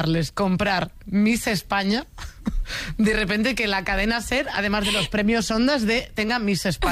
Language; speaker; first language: Spanish; native; Spanish